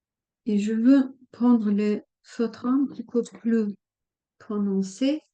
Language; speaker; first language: French; non-native, fluent; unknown